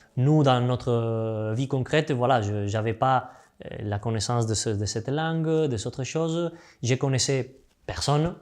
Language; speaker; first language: French; non-native, fluent; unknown